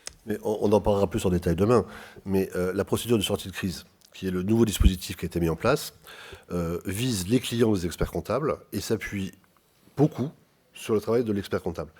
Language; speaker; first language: French; native; French